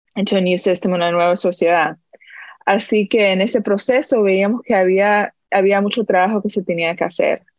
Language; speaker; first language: Spanish; early bilingual, heritage; Spanish